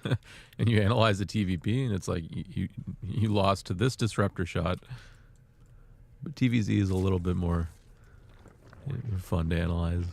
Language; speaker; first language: English; native; English